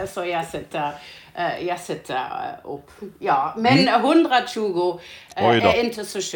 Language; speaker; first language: Swedish; non-native, learner; German